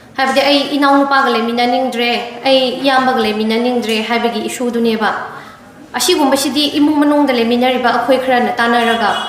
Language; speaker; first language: Manipuri; non-native, local second language; Tangkhul Naga (India)